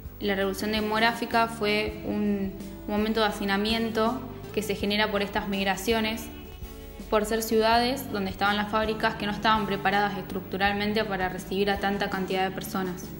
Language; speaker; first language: Spanish; native; Spanish